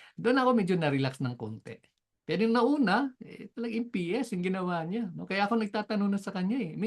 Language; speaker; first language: Filipino; non-native, local second language; Cebuano